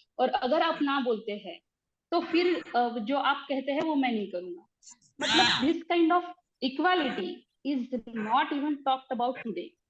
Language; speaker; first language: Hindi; non-native, local second language; Marathi